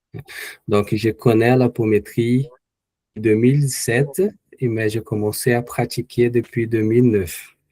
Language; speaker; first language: French; non-native, fluent; Portuguese